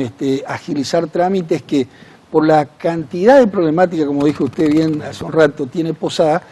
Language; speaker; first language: Spanish; native; Spanish